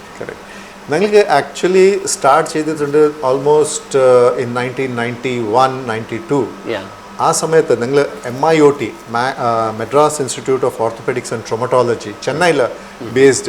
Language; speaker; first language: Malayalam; non-native, local second language; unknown